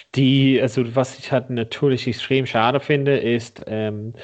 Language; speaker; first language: German; non-native, fluent; English